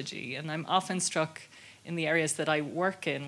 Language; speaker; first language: English; native; English